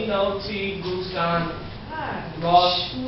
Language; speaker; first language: Spanish; non-native, learner; English